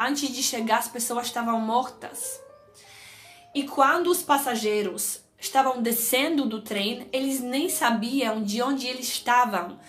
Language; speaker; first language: Portuguese; non-native, fluent; Polish